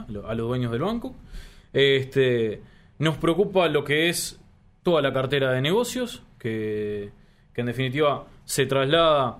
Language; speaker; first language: Spanish; native; Spanish